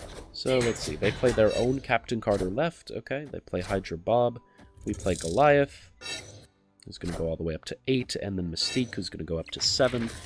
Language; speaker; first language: English; native; English